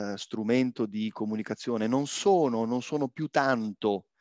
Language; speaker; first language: Italian; native; Italian